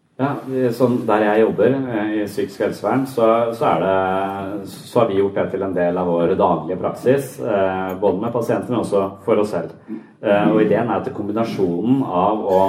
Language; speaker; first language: Norwegian; native; Norwegian